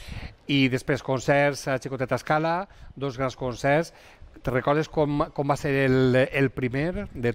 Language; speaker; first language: Catalan; native; Catalan